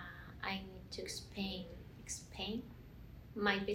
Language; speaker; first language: English; non-native, learner; Spanish